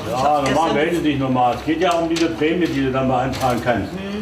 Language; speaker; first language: German; native; German